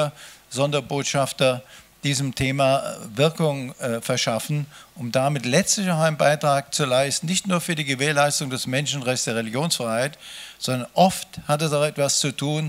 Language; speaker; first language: German; native; German